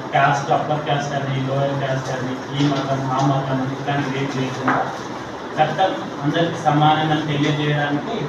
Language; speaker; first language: Telugu; native; Telugu